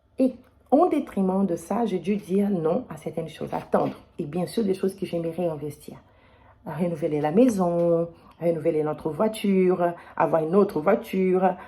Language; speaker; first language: French; non-native, fluent; Portuguese